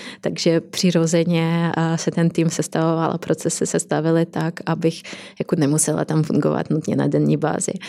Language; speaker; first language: Czech; non-native, fluent; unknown